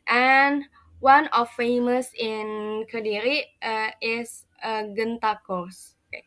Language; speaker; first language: English; non-native, learner; Indonesian